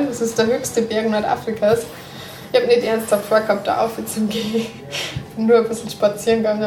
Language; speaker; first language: German; native; German